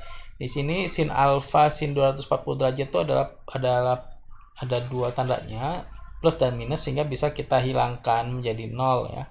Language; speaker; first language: Indonesian; native; Indonesian